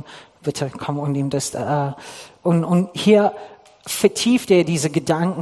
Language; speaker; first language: German; non-native, fluent; English